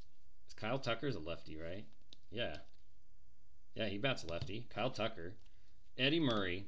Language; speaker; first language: English; native; English